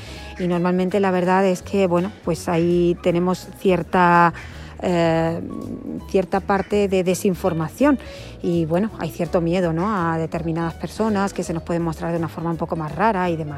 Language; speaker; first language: Spanish; native; Spanish